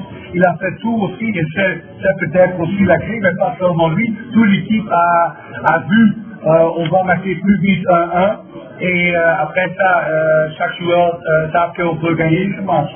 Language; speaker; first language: French; non-native, fluent; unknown